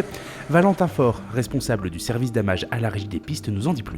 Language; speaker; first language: French; native; French